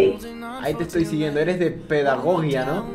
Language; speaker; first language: Spanish; native; Spanish